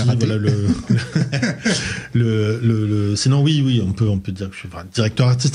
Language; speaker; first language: French; native; French